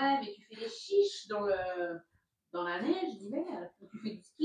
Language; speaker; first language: French; native; French